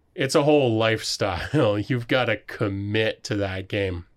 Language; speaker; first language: English; native; English